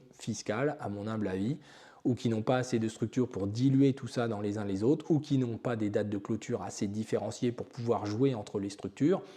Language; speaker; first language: French; native; French